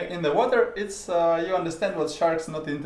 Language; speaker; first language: English; non-native, learner; Russian